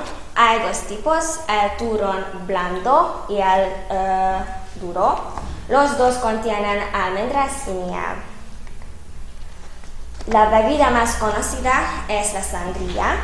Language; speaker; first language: Spanish; non-native, fluent; Hungarian